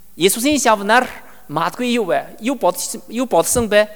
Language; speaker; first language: Mongolian; non-native, learner; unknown